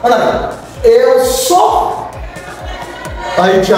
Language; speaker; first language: Portuguese; non-native, fluent; Haitian Creole